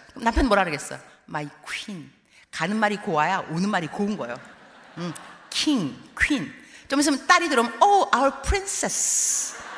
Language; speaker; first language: Korean; early bilingual, heritage; Korean